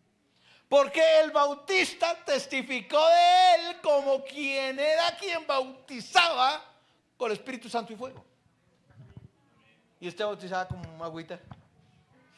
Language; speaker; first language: Spanish; native; Spanish